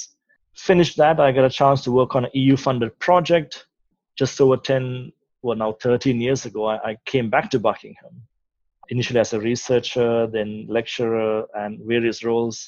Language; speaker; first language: English; non-native, local second language; Sinhala